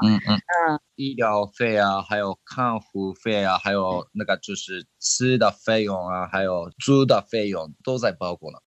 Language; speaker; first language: Chinese; non-native, fluent; Japanese